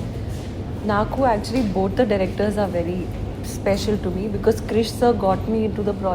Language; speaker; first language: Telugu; non-native, learner; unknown